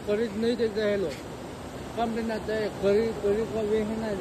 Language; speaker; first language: Hindi; non-native, learner; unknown